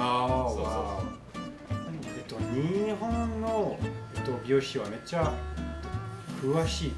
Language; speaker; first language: Japanese; non-native, learner; French